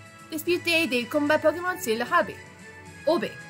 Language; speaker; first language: French; non-native, fluent; English